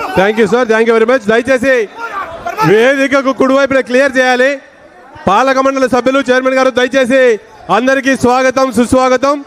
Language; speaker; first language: Telugu; native; Telugu